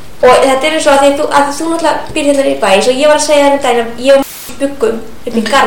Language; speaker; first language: Icelandic; native; Icelandic